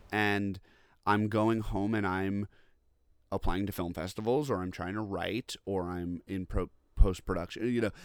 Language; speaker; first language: English; native; English